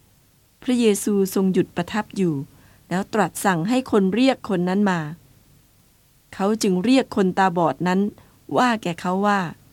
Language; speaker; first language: Thai; native; Thai